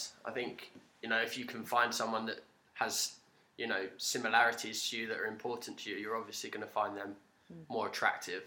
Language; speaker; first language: English; native; English